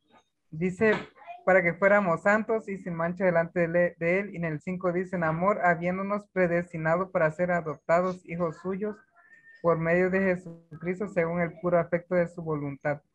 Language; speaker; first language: Spanish; native; Spanish